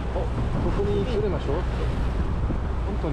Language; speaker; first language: Japanese; non-native, learner; French